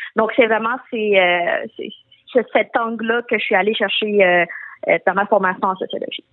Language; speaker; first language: French; early bilingual, other home language; Tamil